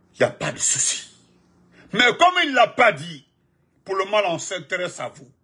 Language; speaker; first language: French; non-native, local second language; Fula